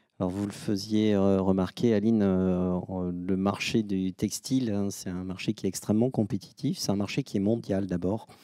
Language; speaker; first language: French; native; French